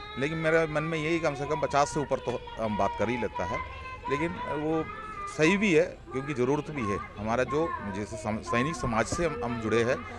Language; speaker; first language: Hindi; non-native, local second language; Malayalam